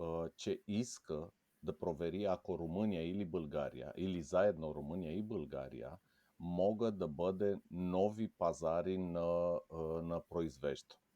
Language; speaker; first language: Bulgarian; non-native, fluent; Romanian